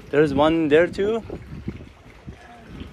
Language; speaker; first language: English; non-native, fluent; Persian